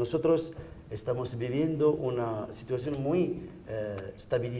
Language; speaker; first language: Spanish; non-native, fluent; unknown